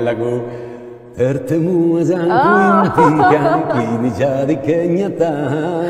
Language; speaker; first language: Indonesian; non-native, learner; Spanish